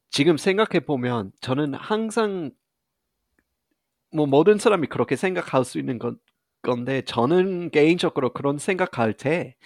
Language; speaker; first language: Korean; non-native, fluent; English